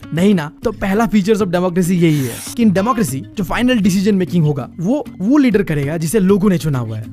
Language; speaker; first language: Hindi; non-native, local second language; Bangla